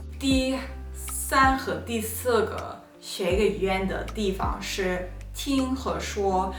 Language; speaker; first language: Chinese; non-native, learner; Spanish